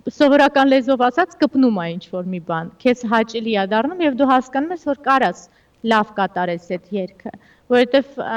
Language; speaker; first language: Armenian; early bilingual, heritage; Armenian